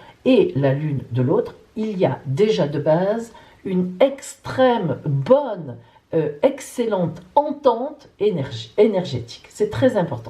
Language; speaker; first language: French; native; French